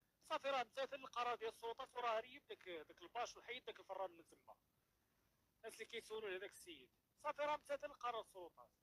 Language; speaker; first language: Arabic; native; Arabic